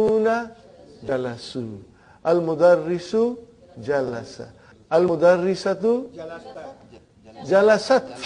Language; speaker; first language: Arabic; non-native, fluent; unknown